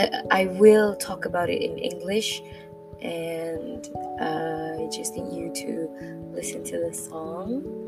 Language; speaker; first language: English; non-native, local second language; Malay